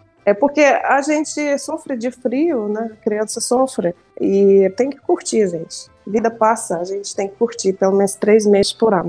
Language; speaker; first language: Portuguese; non-native, fluent; Russian